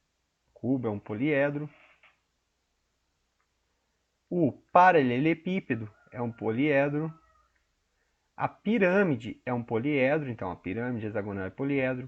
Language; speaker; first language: Portuguese; native; Portuguese